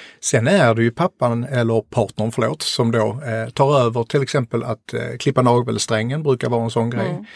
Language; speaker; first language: Swedish; native; Swedish